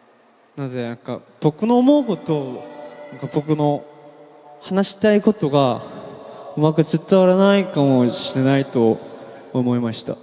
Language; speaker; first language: Japanese; non-native, learner; Korean